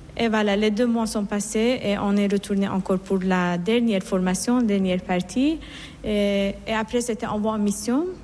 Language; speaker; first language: French; non-native, fluent; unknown